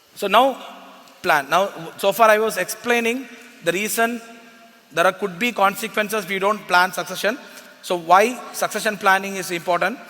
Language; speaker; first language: English; non-native, local second language; Malayalam